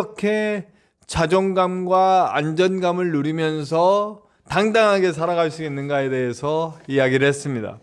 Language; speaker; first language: Korean; native; Korean